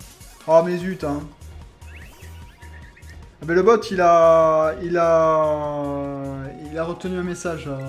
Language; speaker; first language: French; native; French